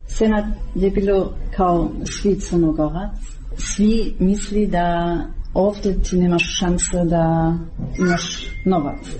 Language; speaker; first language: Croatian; non-native, learner; German